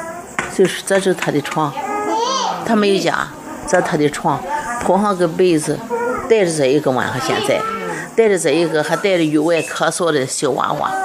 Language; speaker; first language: Chinese; native; Chinese